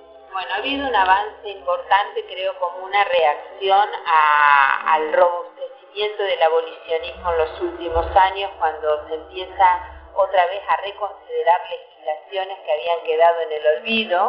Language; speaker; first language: Spanish; native; Spanish